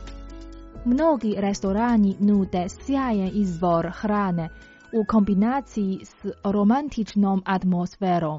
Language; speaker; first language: Croatian; native; Croatian